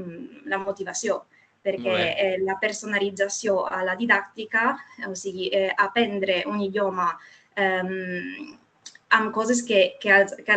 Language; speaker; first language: Catalan; non-native, fluent; Italian